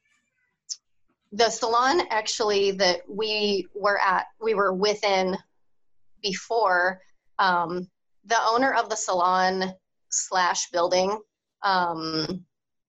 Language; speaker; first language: English; native; English